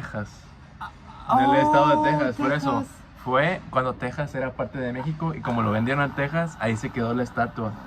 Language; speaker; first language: Spanish; native; Spanish